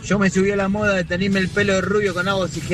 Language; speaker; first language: Spanish; native; Spanish